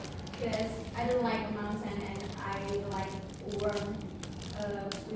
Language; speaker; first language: English; non-native, learner; Indonesian